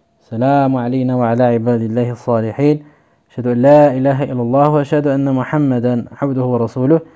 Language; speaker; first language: Arabic; native; Arabic